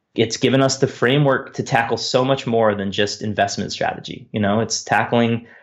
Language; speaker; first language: English; native; English